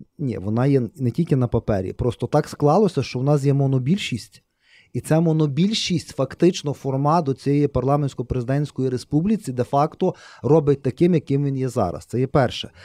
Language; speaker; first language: Ukrainian; native; Ukrainian